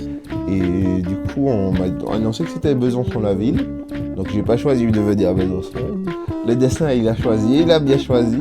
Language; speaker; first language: French; native; French